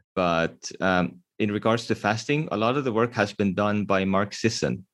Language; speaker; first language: English; non-native, fluent; Estonian